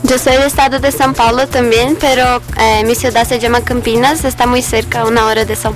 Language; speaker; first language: Spanish; non-native, learner; Portuguese